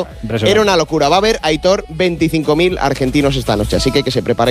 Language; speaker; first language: Spanish; native; Spanish